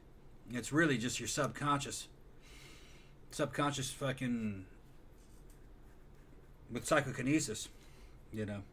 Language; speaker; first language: English; native; English